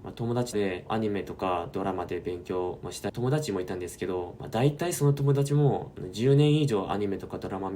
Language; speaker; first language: Japanese; non-native, fluent; Korean